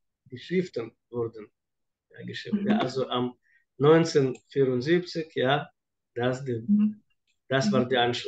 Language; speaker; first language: German; non-native, fluent; Russian